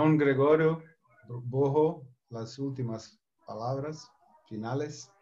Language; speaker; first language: Spanish; non-native, fluent; Portuguese